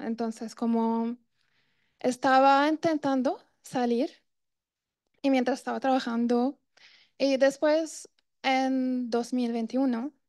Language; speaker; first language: Spanish; non-native, fluent; Arabic